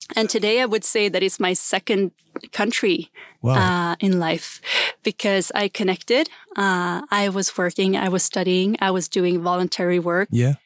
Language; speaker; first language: English; non-native, fluent; Swedish